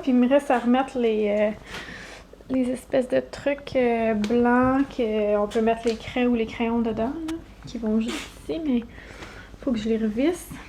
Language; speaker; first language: French; native; French